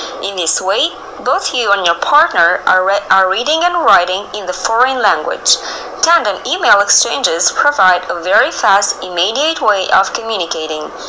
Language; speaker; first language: English; non-native, fluent; Albanian